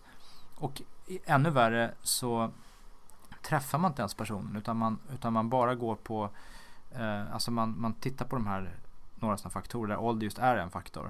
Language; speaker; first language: Swedish; native; Swedish